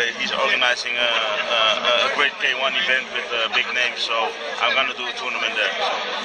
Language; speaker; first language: English; non-native, fluent; Dutch